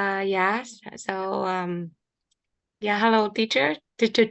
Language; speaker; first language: English; non-native, learner; Vietnamese